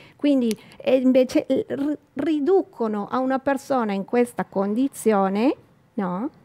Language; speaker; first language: Italian; non-native, fluent; Spanish